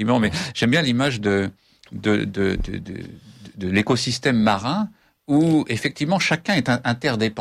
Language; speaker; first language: French; native; French